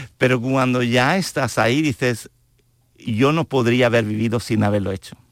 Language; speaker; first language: Spanish; non-native, fluent; Swedish